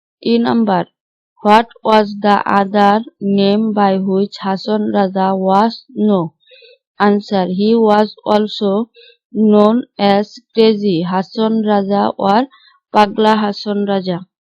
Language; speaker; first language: English; non-native, local second language; Bangla